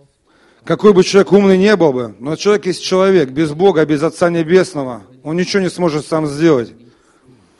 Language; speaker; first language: Russian; native; Russian